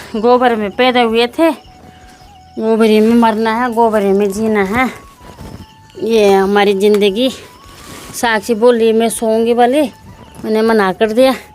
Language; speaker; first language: Hindi; non-native, local second language; Garhwali